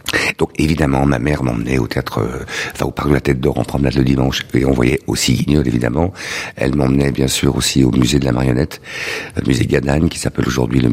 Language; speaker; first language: French; native; French